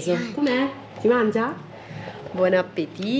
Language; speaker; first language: Italian; native; Italian